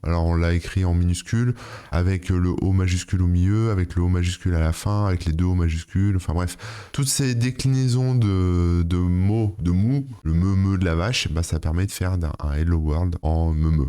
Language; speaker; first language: French; native; French